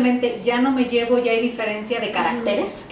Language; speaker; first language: Spanish; native; Spanish